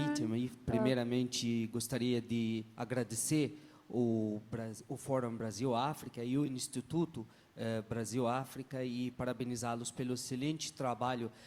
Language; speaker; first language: Portuguese; non-native, fluent; Arabic